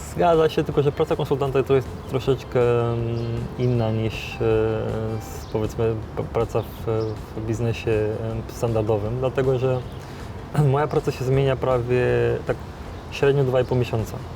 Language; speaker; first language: Polish; non-native, fluent; Romanian